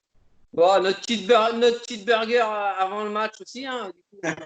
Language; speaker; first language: French; native; French